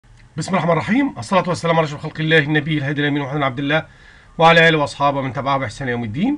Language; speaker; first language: Arabic; native; Arabic